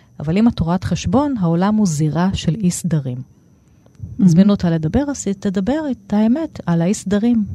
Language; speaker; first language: Hebrew; native; Hebrew